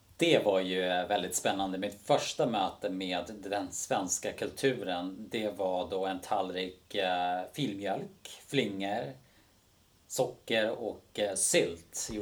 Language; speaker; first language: Swedish; early bilingual, other home language; Bosnian